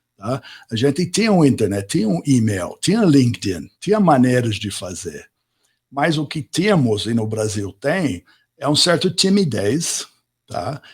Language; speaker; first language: Portuguese; non-native, fluent; English